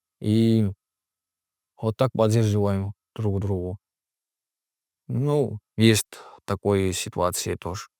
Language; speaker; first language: Russian; non-native, learner; Georgian